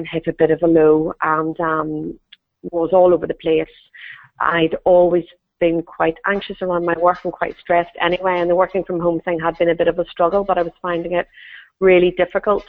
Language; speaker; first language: English; native; English